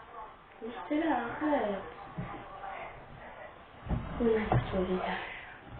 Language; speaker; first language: French; native; French